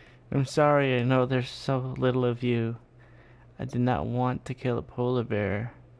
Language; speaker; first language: English; early bilingual, other home language; Spanish